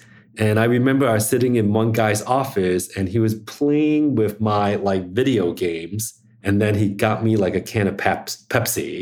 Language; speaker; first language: English; early bilingual, other home language; Chinese